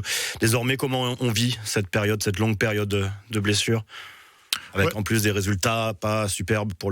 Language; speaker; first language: French; native; French